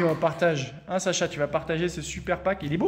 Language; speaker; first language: French; native; French